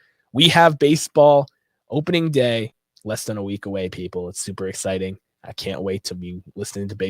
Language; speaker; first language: English; native; English